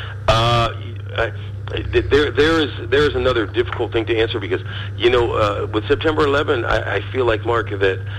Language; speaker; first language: English; native; English